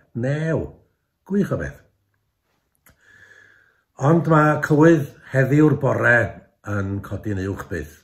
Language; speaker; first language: Welsh; native; Welsh